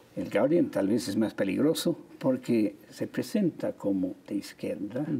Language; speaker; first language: Spanish; non-native, fluent; English